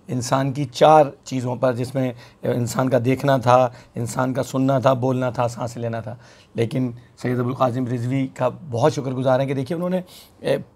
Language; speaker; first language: Urdu; native; Urdu